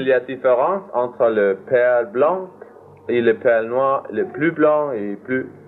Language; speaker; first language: French; non-native, learner; Danish